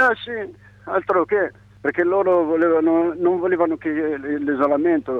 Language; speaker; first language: Italian; non-native, learner; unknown